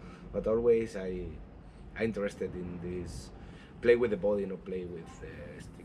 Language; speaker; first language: English; non-native, learner; Spanish